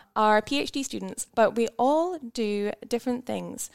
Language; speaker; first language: English; native; English